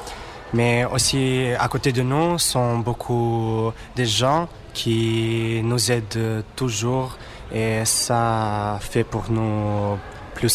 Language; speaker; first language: French; non-native, learner; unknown